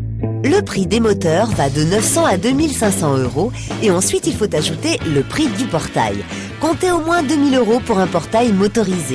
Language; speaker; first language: French; native; French